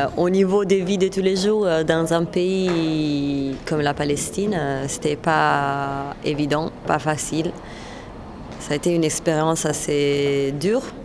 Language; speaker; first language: French; non-native, fluent; Italian